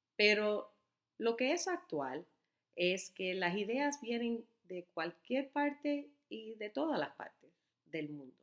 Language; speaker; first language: Spanish; early bilingual, heritage; Spanish